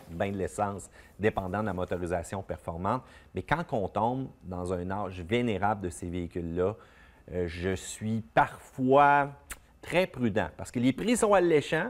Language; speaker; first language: French; native; French